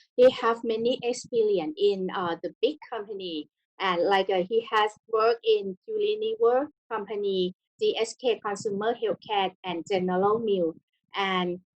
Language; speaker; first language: English; non-native, learner; Thai